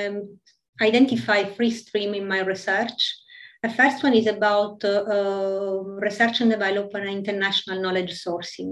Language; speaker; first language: English; non-native, fluent; Italian